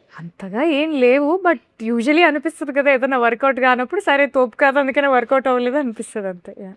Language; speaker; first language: Telugu; native; Telugu